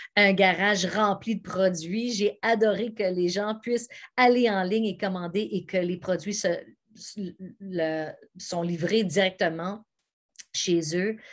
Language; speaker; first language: French; native; French